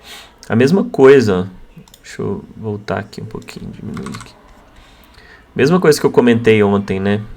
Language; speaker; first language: Portuguese; native; Portuguese